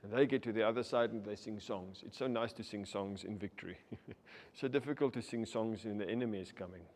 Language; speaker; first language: English; non-native, local second language; Afrikaans